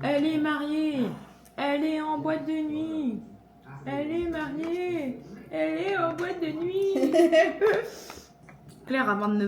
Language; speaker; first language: French; native; French